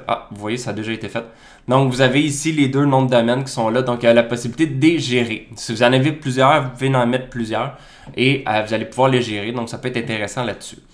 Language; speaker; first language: French; native; French